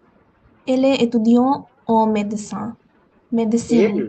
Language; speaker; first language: French; non-native, learner; Bangla